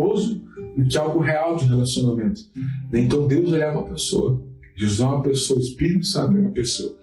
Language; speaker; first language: Portuguese; native; Portuguese